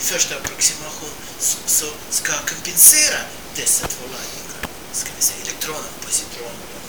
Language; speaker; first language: Swedish; non-native, fluent; Russian